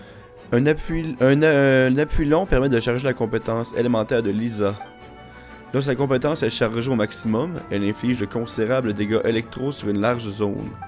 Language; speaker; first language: French; native; French